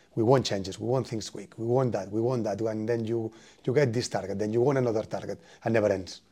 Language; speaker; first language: English; non-native, fluent; Spanish